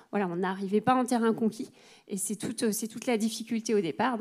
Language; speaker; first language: French; native; French